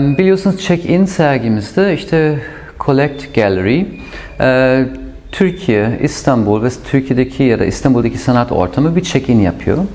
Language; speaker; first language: Turkish; non-native, fluent; German